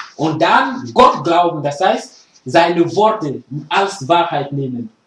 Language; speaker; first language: German; non-native, fluent; French